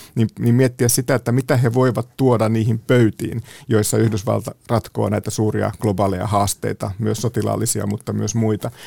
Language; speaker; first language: Finnish; native; Finnish